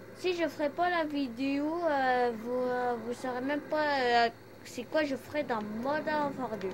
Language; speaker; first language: French; non-native, local second language; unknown